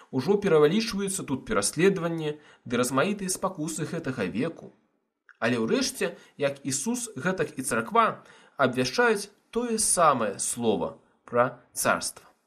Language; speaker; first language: Belarusian; non-native, local second language; Russian